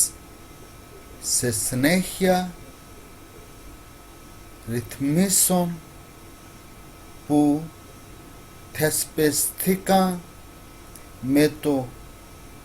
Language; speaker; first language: Greek; non-native, learner; Urdu